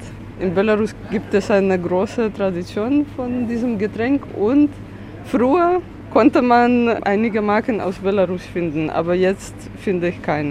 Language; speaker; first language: German; non-native, fluent; Russian